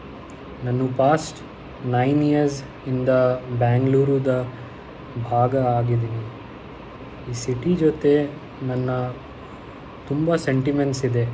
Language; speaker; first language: Kannada; non-native, local second language; Hindi